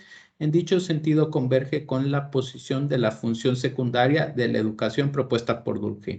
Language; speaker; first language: Spanish; native; Spanish